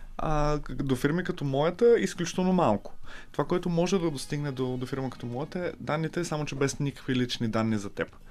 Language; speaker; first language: Bulgarian; native; Bulgarian